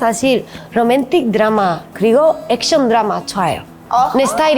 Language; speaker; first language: Korean; non-native, learner; Spanish